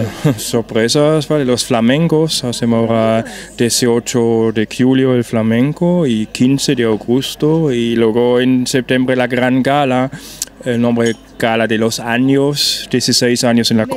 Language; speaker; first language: Spanish; non-native, fluent; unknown